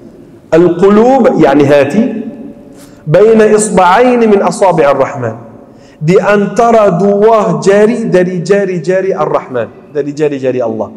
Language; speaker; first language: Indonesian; non-native, fluent; Arabic